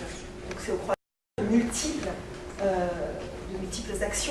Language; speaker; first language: French; native; French